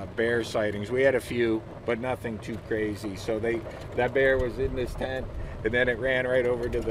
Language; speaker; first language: English; native; English